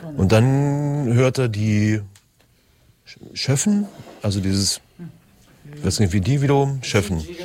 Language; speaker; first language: German; native; German